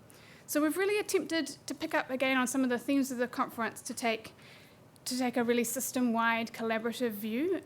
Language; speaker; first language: English; native; English